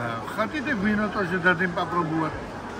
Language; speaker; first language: Russian; non-native, fluent; Georgian